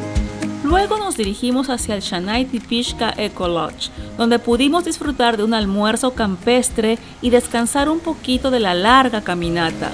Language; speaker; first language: Spanish; native; Spanish